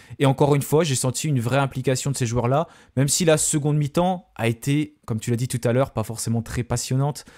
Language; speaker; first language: French; native; French